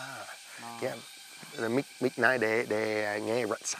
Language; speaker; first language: Vietnamese; non-native, learner; English